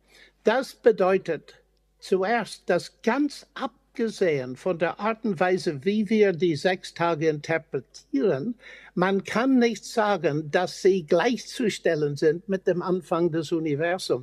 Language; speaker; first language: German; non-native, fluent; English